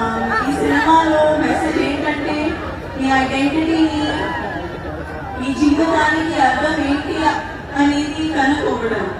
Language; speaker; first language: Telugu; non-native, learner; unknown